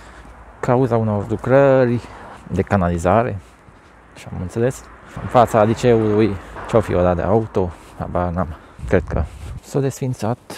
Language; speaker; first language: Romanian; non-native, local second language; Hungarian